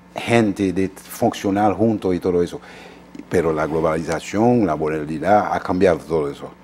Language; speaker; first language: Spanish; non-native, fluent; Haitian Creole